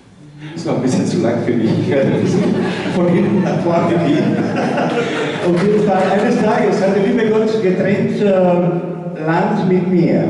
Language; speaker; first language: German; non-native, fluent; Slovenian